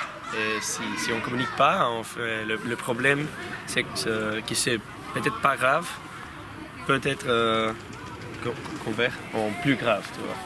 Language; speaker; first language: French; non-native, learner; Spanish